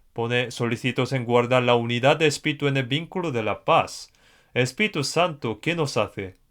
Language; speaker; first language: Spanish; non-native, fluent; Korean